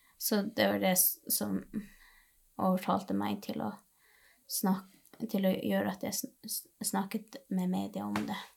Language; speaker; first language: Norwegian; non-native, local second language; Northern Sami